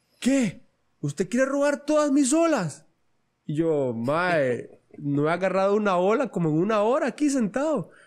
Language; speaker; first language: Spanish; native; Spanish